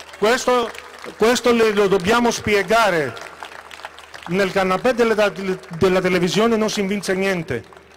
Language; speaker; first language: Italian; non-native, fluent; Greek